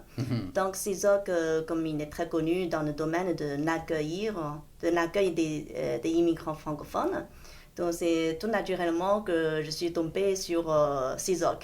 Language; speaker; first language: French; non-native, fluent; Chinese